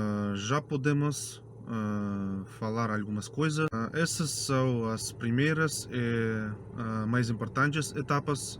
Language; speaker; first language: Portuguese; non-native, fluent; Russian